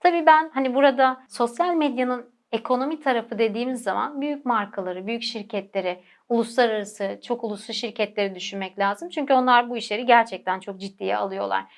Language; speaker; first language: Turkish; native; Turkish